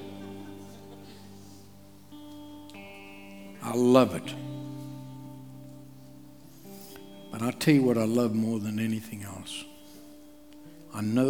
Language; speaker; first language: English; native; English